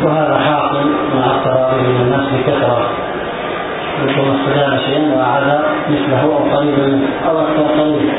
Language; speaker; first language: Arabic; native; Arabic